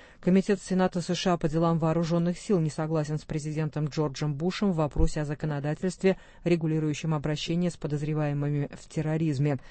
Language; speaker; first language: Russian; native; Russian